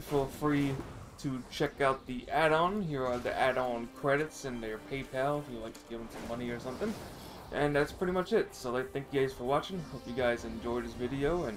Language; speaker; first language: English; native; English